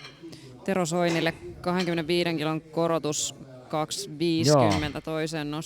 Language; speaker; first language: Finnish; native; Finnish